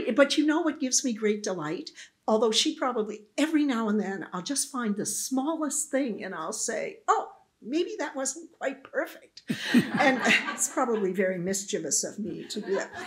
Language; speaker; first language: English; native; English